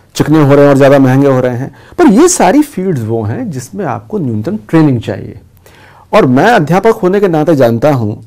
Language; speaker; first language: Hindi; native; Hindi